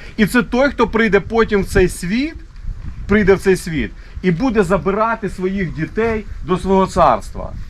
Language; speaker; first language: Ukrainian; non-native, local second language; Russian